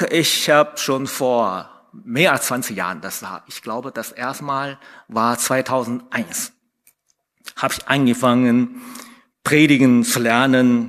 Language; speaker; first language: German; non-native, fluent; Chinese